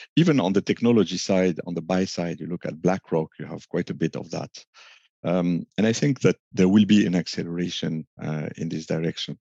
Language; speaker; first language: English; non-native, fluent; French